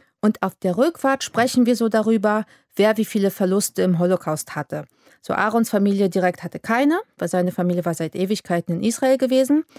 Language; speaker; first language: German; early bilingual, other home language; Polish